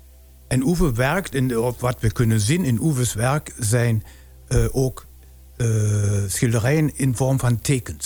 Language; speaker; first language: Dutch; non-native, fluent; German